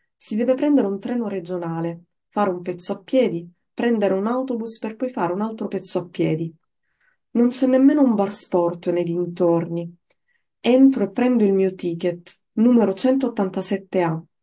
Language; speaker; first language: Italian; non-native, fluent; Persian